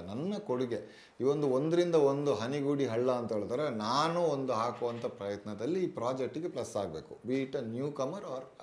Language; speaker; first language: Kannada; non-native, local second language; Tulu